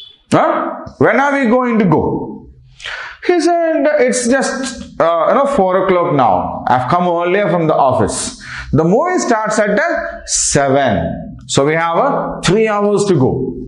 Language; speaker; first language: English; non-native, local second language; Telugu